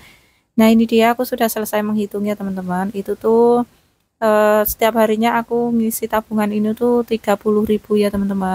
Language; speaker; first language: Indonesian; native; Indonesian